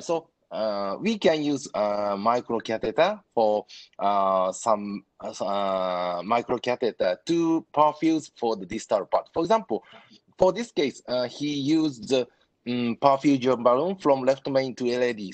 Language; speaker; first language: English; non-native, fluent; Japanese